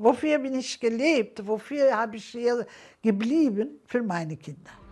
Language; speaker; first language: German; non-native, learner; Turkish